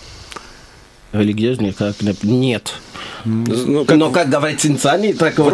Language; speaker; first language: Russian; non-native, learner; Lingala